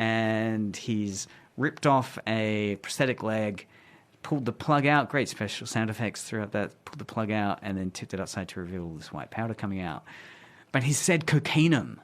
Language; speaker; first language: English; native; English